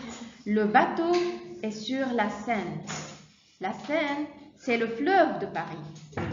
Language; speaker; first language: French; non-native, fluent; Arabic